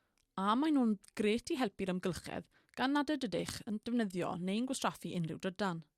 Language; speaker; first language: Welsh; native; Welsh